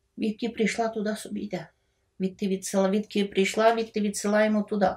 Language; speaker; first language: Ukrainian; native; Ukrainian